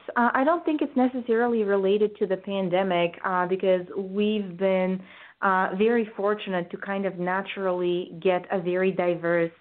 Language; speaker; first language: English; non-native, fluent; Bulgarian